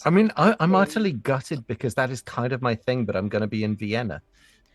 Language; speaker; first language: English; native; English